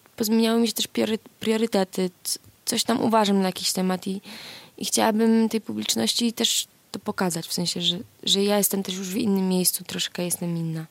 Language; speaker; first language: Polish; native; Polish